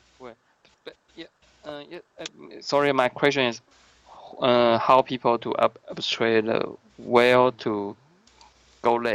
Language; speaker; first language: English; non-native, learner; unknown